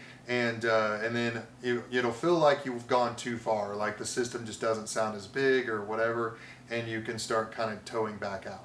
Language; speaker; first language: English; native; English